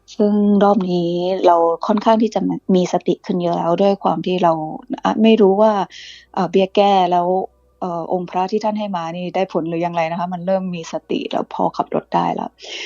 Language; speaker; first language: Thai; early bilingual, other home language; English